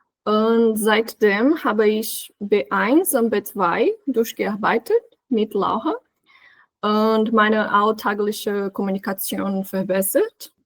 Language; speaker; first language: German; non-native, fluent; Portuguese